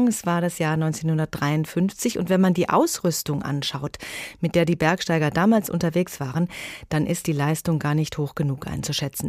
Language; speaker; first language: German; native; German